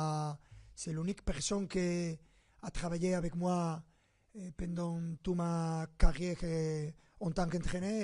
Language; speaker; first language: French; non-native, fluent; Spanish